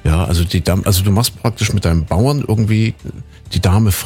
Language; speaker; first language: German; native; German